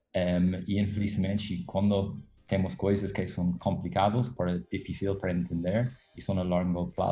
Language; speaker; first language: Portuguese; non-native, fluent; English